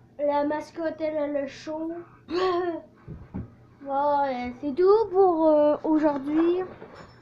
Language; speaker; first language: French; native; French